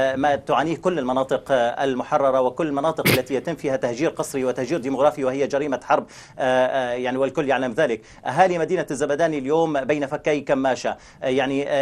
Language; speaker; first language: Arabic; native; Arabic